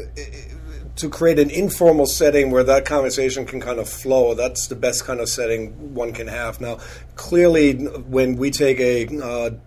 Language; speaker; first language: English; non-native, fluent; German